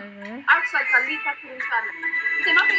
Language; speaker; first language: Arabic; non-native, learner; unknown